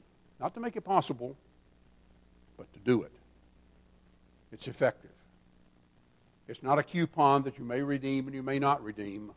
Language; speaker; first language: English; native; English